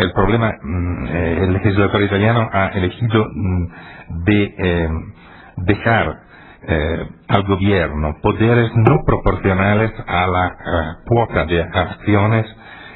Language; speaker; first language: Spanish; non-native, fluent; Italian